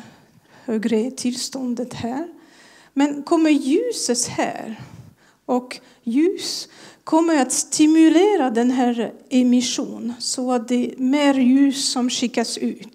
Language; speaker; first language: Swedish; non-native, fluent; French